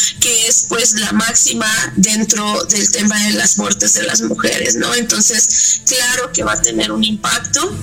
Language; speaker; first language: Spanish; native; Spanish